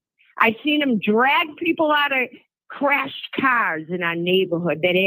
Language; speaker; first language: English; native; English